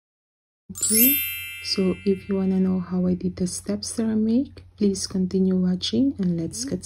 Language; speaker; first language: English; non-native, fluent; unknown